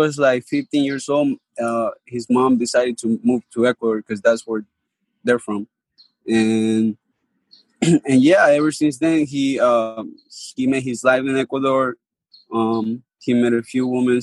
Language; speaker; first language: English; non-native, fluent; Spanish